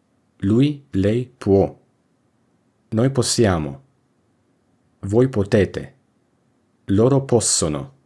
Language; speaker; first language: Italian; non-native, fluent; English